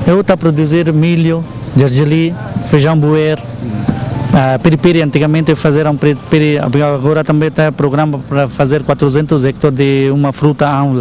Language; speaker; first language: Portuguese; non-native, learner; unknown